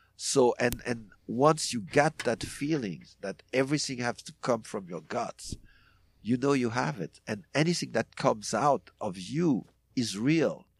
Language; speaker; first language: English; non-native, fluent; French